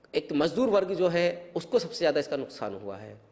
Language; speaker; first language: Hindi; native; Hindi